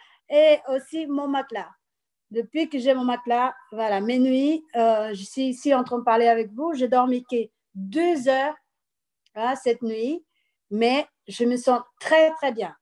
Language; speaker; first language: French; non-native, fluent; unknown